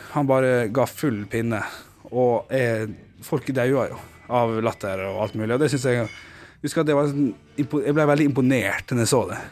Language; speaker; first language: Norwegian; native; Norwegian